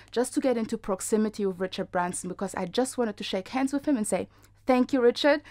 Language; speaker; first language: English; non-native, fluent; German